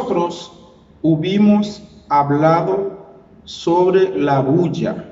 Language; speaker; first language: Spanish; non-native, learner; Haitian Creole